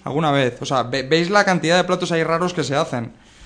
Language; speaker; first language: Spanish; native; Spanish